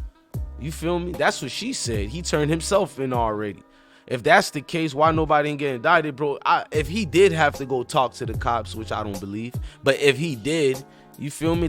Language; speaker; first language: English; native; English